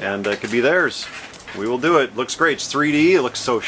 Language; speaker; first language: English; native; English